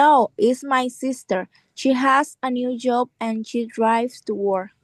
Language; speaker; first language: English; non-native, learner; Spanish